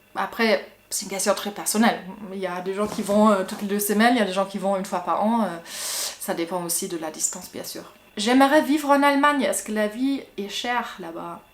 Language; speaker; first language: French; non-native, fluent; German